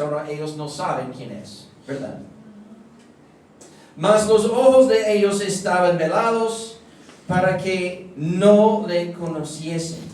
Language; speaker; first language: Spanish; non-native, fluent; English